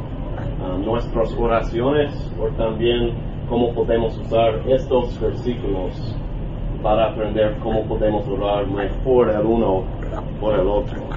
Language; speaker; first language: Spanish; non-native, learner; English